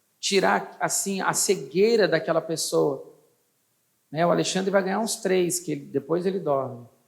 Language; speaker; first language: Portuguese; native; Portuguese